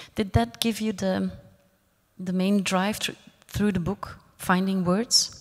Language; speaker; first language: English; non-native, fluent; Dutch